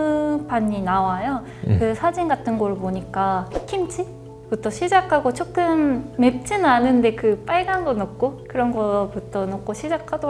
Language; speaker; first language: Korean; non-native, fluent; Japanese